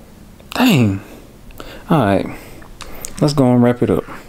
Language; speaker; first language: English; native; English